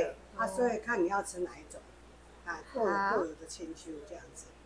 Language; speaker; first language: Chinese; native; Chinese